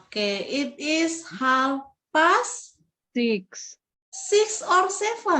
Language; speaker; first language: English; non-native, fluent; Indonesian